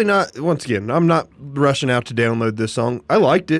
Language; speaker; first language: English; native; English